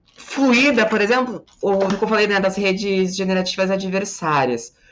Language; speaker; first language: Portuguese; native; Portuguese